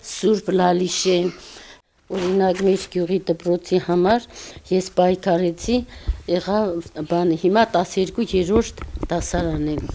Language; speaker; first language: Armenian; non-native, local second language; Kurdish